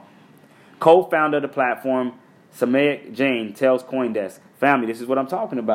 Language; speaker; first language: English; native; English